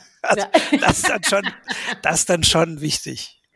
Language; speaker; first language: German; native; German